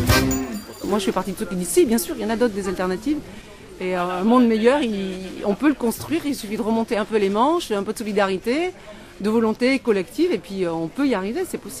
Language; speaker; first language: French; native; French